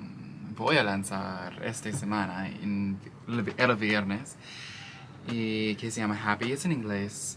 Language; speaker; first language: Spanish; non-native, learner; English